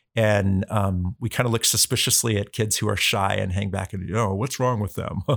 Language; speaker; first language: English; native; English